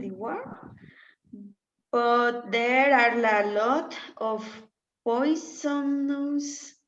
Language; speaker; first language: English; non-native, learner; Spanish